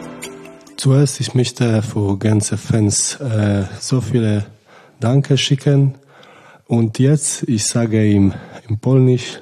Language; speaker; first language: German; non-native, learner; Polish